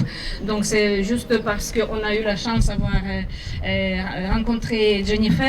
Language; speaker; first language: French; non-native, fluent; Ukrainian